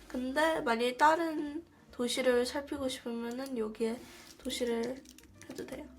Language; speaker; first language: Korean; early bilingual, heritage; Korean